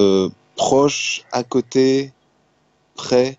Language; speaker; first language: French; native; French